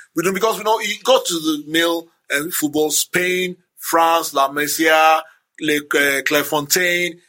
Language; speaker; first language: English; non-native, local second language; Yoruba